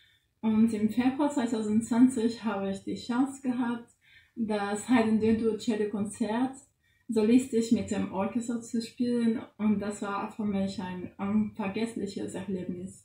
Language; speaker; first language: German; non-native, fluent; Portuguese